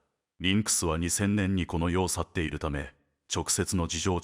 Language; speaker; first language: Japanese; native; Japanese